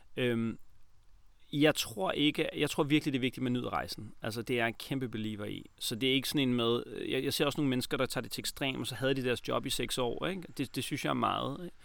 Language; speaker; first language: Danish; native; Danish